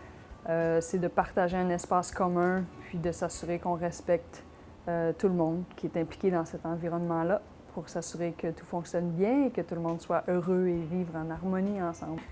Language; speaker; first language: French; native; French